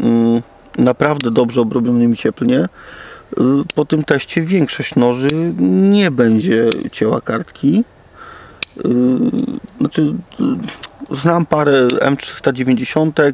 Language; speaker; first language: Polish; native; Polish